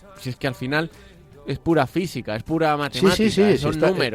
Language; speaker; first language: Spanish; native; Spanish